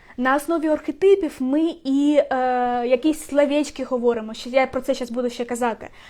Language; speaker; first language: Ukrainian; non-native, local second language; Russian